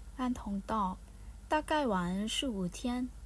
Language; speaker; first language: Chinese; non-native, fluent; Thai